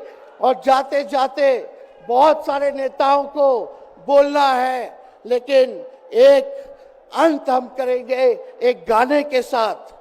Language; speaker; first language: Hindi; native; Hindi